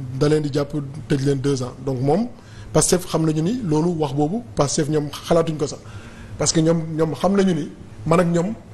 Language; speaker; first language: Wolof; non-native, local second language; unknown